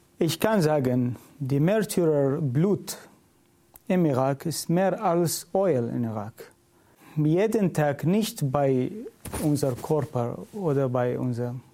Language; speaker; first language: German; non-native, learner; Syriac